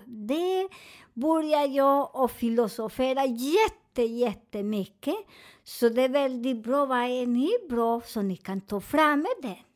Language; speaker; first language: Swedish; non-native, learner; Spanish